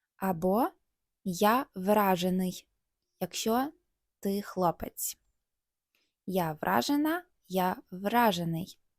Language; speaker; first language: Ukrainian; native; Ukrainian